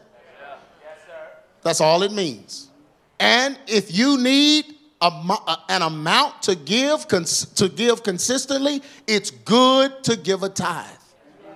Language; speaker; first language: English; native; English